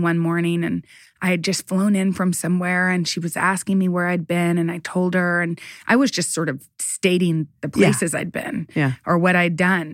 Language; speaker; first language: English; native; English